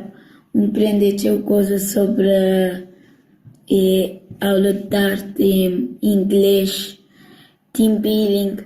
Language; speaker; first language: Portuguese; non-native, local second language; Kabuverdianu